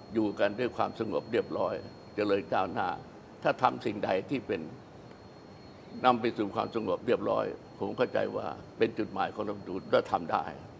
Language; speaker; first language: Thai; native; Thai